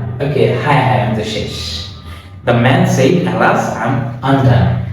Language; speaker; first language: English; non-native, local second language; Bangla